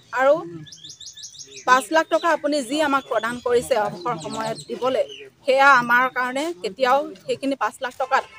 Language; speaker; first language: Assamese; native; Assamese